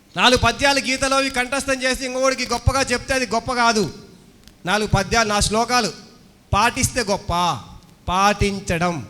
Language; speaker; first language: Telugu; native; Telugu